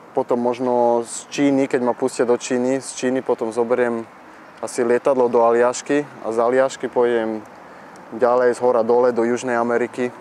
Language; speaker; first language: Slovak; early bilingual, heritage; Slovak